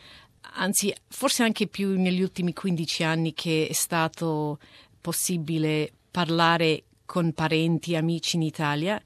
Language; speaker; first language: Italian; early bilingual, heritage; Italian